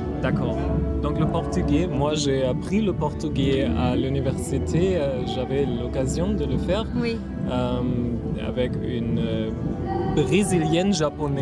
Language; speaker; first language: French; non-native, fluent; German